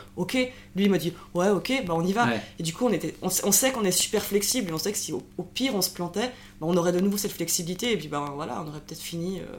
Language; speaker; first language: French; native; French